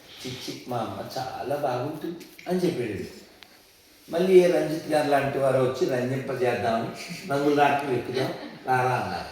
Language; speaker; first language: Telugu; native; Telugu